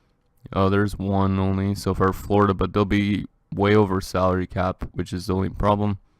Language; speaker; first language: English; native; English